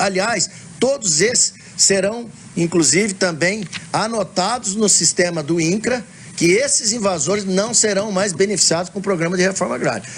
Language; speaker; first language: Portuguese; native; Portuguese